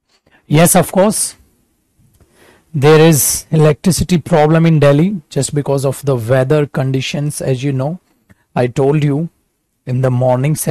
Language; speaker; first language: English; non-native, local second language; Hindi